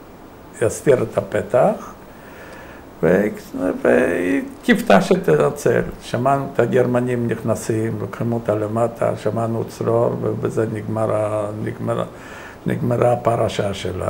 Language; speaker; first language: Hebrew; non-native, fluent; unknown